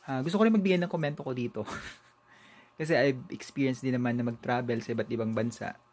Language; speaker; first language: Filipino; native; Filipino